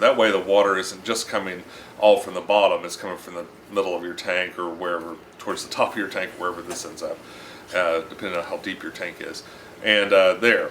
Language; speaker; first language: English; native; English